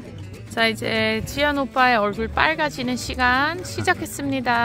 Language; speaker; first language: Korean; non-native, fluent; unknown